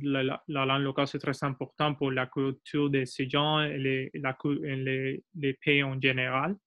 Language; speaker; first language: French; non-native, learner; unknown